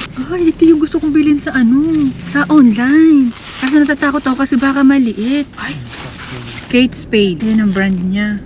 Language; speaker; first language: Filipino; native; Filipino